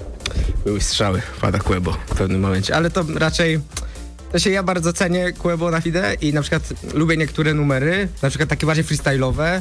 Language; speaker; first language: Polish; native; Polish